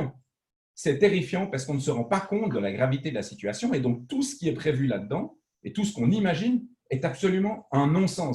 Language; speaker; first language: French; native; French